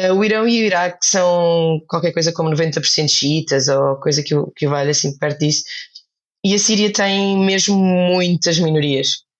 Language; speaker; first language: Portuguese; native; Portuguese